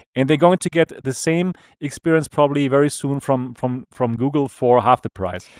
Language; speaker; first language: English; non-native, fluent; German